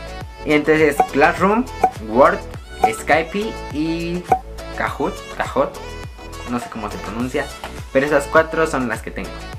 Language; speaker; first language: Spanish; native; Spanish